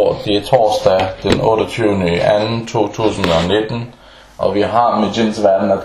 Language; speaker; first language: Danish; early bilingual, other home language; Arabic